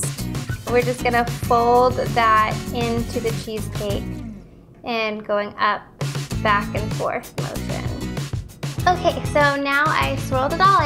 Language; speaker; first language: English; native; English